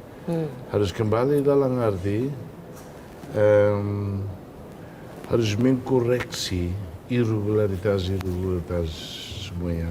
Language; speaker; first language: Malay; non-native, fluent; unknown